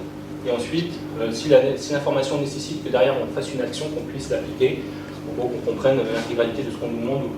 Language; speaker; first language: French; native; French